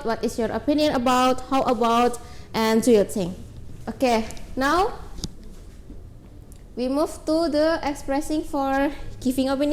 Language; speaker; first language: English; non-native, learner; Indonesian